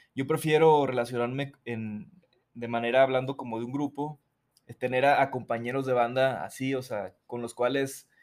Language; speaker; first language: Spanish; native; Spanish